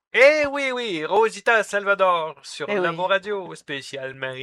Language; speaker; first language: French; native; French